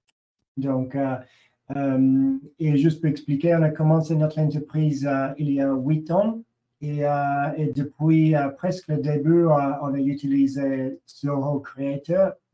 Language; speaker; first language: French; non-native, learner; English